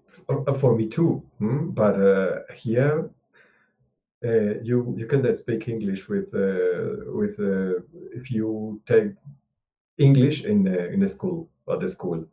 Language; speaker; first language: English; non-native, learner; Spanish